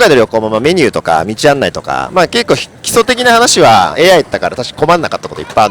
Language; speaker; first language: Japanese; native; Japanese